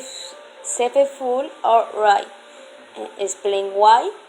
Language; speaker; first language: English; non-native, learner; Spanish